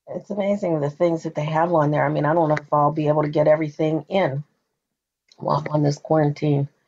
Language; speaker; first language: English; native; English